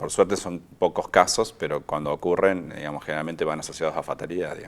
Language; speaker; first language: Spanish; native; Spanish